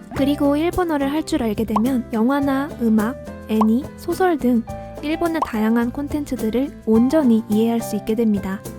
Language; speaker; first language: Korean; native; Korean